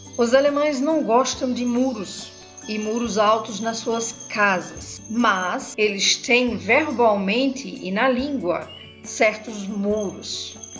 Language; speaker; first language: Portuguese; non-native, fluent; German